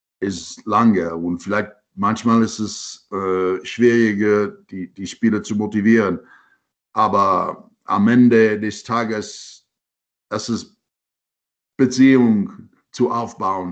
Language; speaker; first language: German; non-native, learner; English